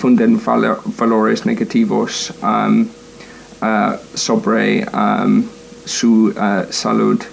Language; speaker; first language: Spanish; non-native, learner; English